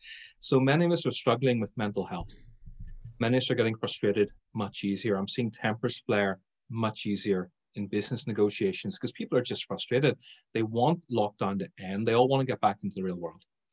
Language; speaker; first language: English; native; English